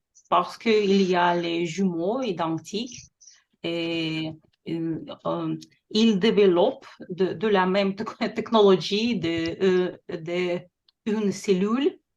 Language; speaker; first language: French; non-native, fluent; Russian